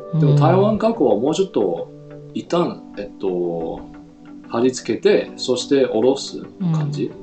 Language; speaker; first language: Japanese; non-native, fluent; Chinese